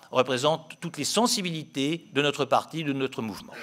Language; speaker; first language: French; native; French